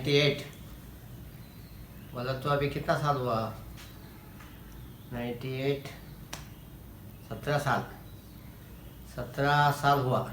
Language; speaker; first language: Hindi; non-native, local second language; Kannada